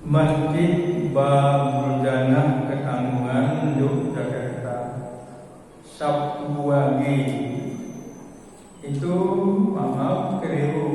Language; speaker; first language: Indonesian; native; Indonesian